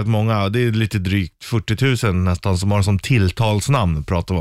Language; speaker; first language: Swedish; native; Swedish